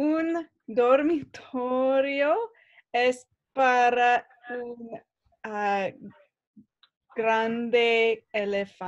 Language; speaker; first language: Spanish; non-native, learner; English